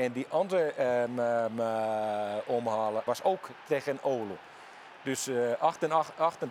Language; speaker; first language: Dutch; non-native, fluent; Finnish